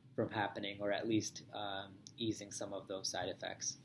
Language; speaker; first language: English; native; English